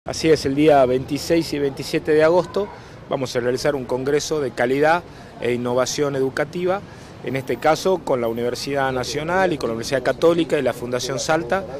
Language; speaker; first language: Spanish; native; Spanish